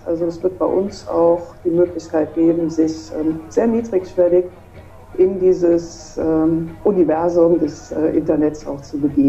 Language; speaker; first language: German; native; German